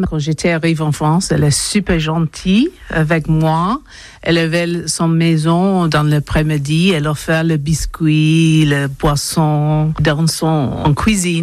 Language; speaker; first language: French; non-native, learner; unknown